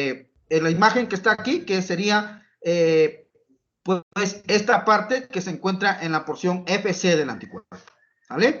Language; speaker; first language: Spanish; native; Spanish